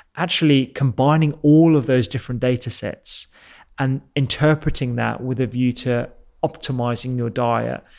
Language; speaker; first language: English; native; English